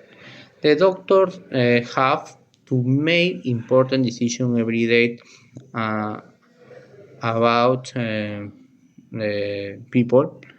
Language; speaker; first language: English; non-native, learner; Spanish